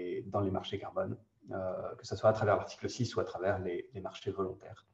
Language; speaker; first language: French; native; French